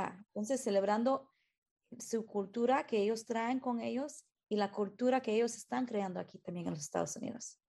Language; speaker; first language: Spanish; early bilingual, heritage; Spanish